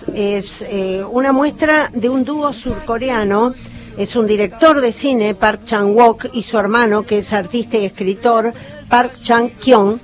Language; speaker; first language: Spanish; native; Spanish